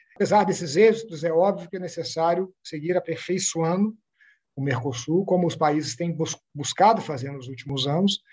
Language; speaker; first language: Portuguese; native; Portuguese